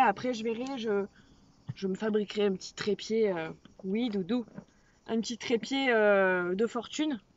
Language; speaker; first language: French; native; French